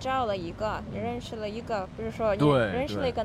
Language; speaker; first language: Chinese; non-native, fluent; Russian